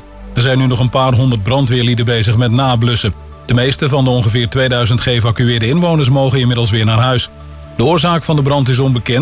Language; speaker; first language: Dutch; native; Dutch